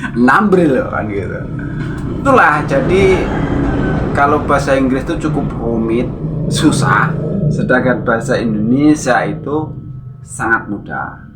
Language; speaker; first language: Indonesian; native; Indonesian